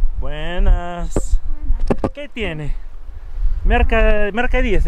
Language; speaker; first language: Spanish; non-native, learner; English